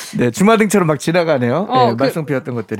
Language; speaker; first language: Korean; native; Korean